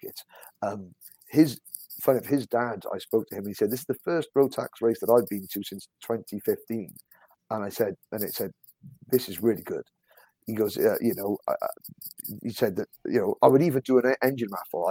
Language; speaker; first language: English; native; English